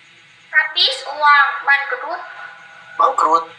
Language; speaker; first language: Indonesian; non-native, learner; Vietnamese